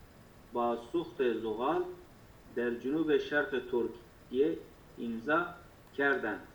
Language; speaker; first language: Persian; non-native, learner; Turkish